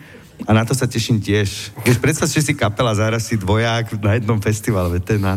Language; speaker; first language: Slovak; native; Slovak